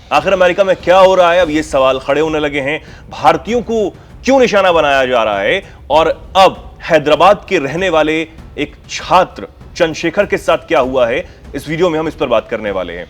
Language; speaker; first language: Hindi; native; Hindi